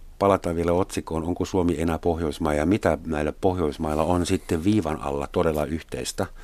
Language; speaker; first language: Finnish; non-native, fluent; German